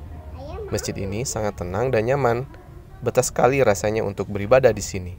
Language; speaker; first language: Indonesian; native; Indonesian